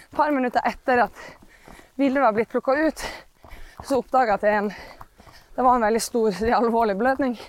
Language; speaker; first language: Norwegian; native; Norwegian